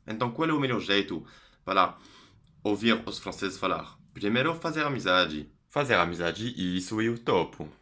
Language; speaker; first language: Portuguese; non-native, fluent; French